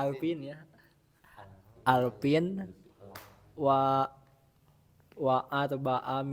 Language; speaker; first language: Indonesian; non-native, local second language; Sundanese